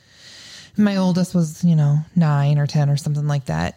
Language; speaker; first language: English; native; English